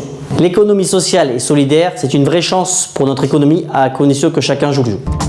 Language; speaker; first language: French; native; French